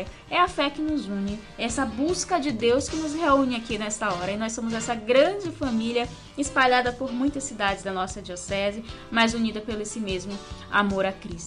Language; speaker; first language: Portuguese; native; Portuguese